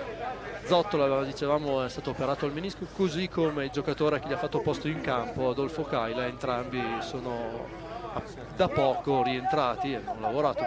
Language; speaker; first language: Italian; native; Italian